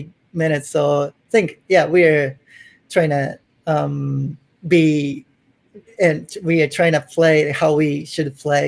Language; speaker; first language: English; non-native, fluent; Japanese